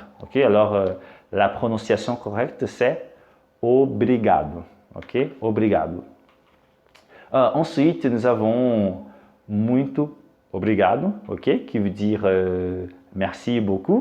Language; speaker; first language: French; non-native, fluent; Portuguese